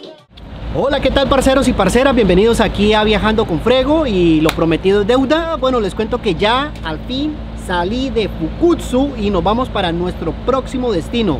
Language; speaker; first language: Spanish; native; Spanish